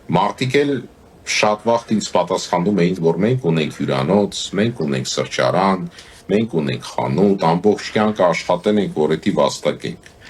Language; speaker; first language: Armenian; native; Armenian